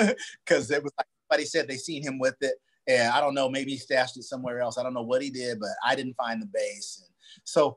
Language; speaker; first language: English; native; English